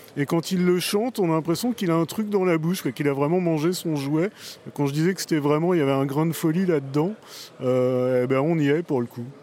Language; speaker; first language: French; native; French